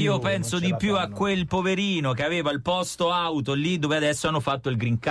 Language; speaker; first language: Italian; native; Italian